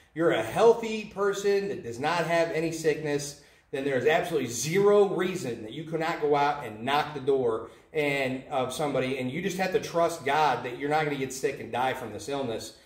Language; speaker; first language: English; native; English